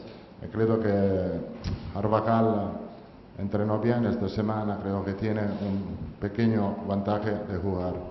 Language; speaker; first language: Spanish; non-native, fluent; Italian